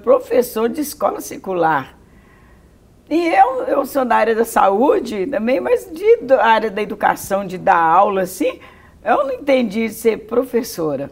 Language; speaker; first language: Portuguese; native; Portuguese